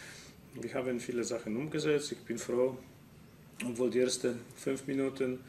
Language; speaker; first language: German; non-native, fluent; Polish